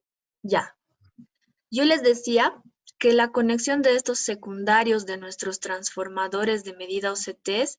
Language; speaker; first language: Spanish; native; Spanish